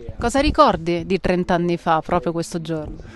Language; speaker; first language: Italian; native; Italian